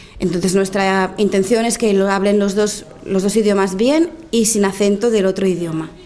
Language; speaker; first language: Spanish; native; Spanish